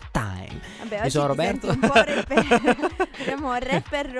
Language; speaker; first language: Italian; native; Italian